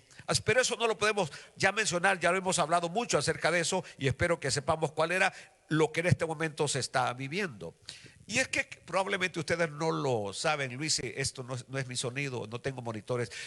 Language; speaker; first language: Spanish; native; Spanish